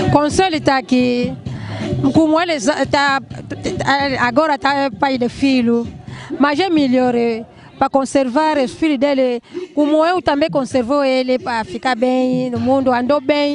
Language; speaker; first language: Portuguese; non-native, local second language; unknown